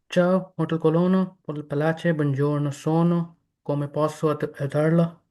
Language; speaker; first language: Italian; non-native, learner; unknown